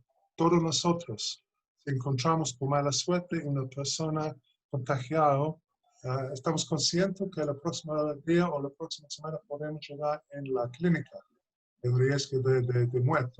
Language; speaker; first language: Spanish; non-native, fluent; English